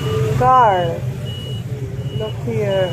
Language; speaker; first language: English; non-native, local second language; Filipino